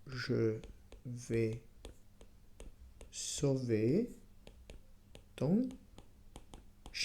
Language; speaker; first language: French; non-native, fluent; Spanish